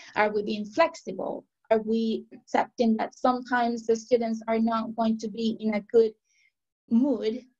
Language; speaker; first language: English; non-native, fluent; Spanish